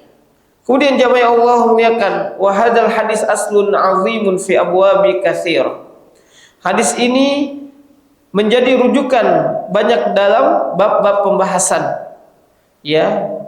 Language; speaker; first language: Indonesian; native; Indonesian